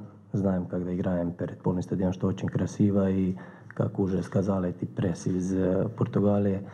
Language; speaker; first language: Russian; non-native, learner; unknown